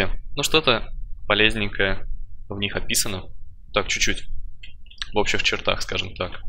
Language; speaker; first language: Russian; native; Russian